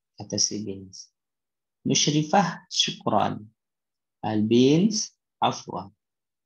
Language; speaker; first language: Arabic; non-native, fluent; Indonesian